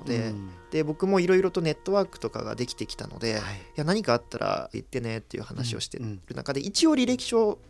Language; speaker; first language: Japanese; native; Japanese